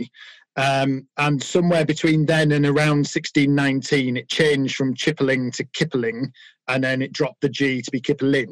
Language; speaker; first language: English; native; English